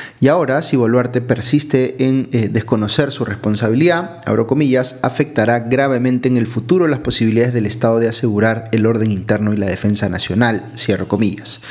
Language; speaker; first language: Spanish; native; Spanish